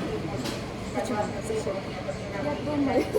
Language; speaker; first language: Russian; non-native, learner; Mongolian